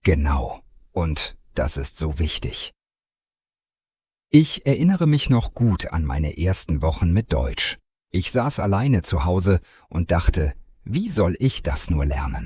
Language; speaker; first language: German; non-native, fluent; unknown